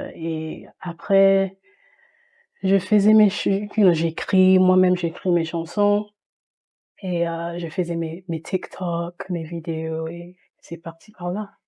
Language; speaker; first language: French; early bilingual, heritage; French